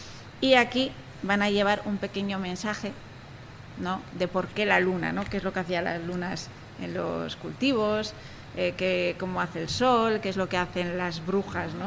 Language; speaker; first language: Spanish; native; Spanish